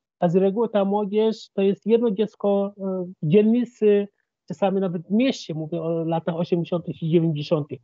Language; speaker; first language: Polish; non-native, fluent; Wolof